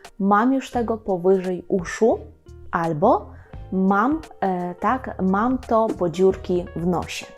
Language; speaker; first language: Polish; non-native, fluent; Ukrainian